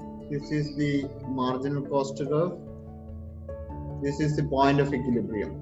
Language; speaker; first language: English; non-native, local second language; Malayalam